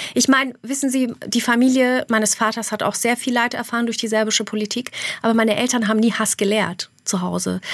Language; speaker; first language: German; early bilingual, other home language; Albanian